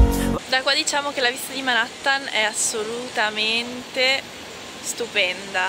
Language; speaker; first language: Italian; native; Italian